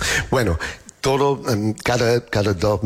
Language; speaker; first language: Spanish; non-native, learner; English